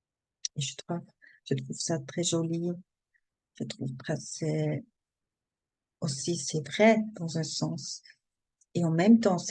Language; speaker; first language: French; non-native, learner; German